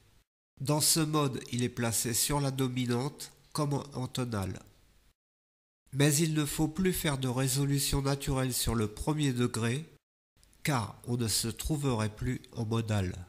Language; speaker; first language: French; native; French